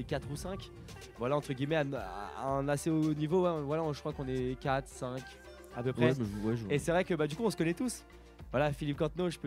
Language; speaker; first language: French; native; French